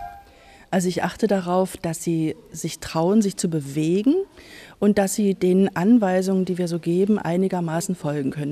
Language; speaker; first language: German; native; German